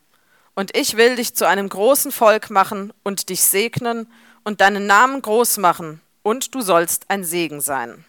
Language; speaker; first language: German; native; German